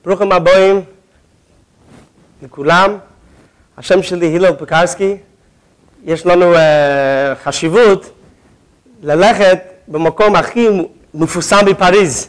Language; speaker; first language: Hebrew; non-native, fluent; French